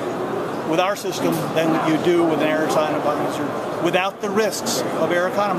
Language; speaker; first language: English; native; English